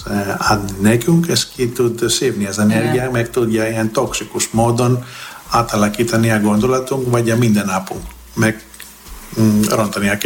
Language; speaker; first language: Hungarian; non-native, fluent; Greek